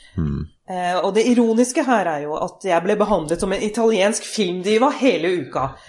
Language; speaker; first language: Norwegian; early bilingual, other home language; Urdu